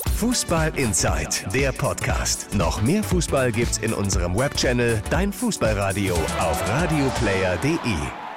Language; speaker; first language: German; native; German